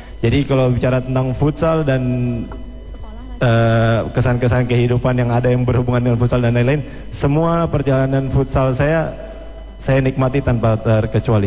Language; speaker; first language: Indonesian; native; Indonesian